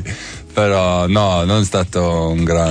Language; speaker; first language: Italian; non-native, learner; Dutch